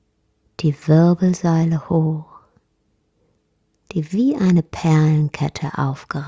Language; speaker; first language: German; native; German